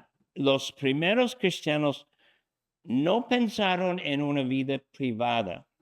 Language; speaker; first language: Spanish; non-native, fluent; English